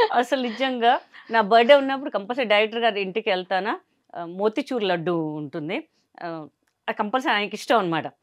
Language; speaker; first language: Telugu; non-native, local second language; Hindi